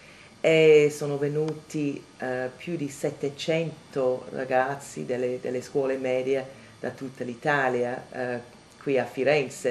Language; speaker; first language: Italian; non-native, fluent; English